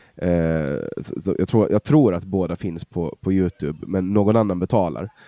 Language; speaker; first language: Swedish; non-native, fluent; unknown